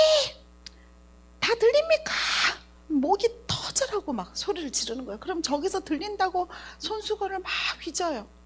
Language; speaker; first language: Korean; native; Korean